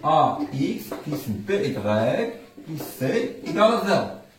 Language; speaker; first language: French; non-native, local second language; Arabic